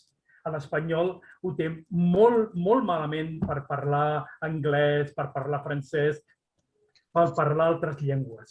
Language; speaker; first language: Catalan; non-native, local second language; Spanish